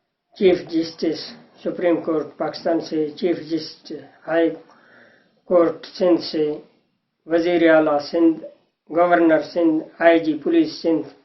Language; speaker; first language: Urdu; non-native, local second language; Sindhi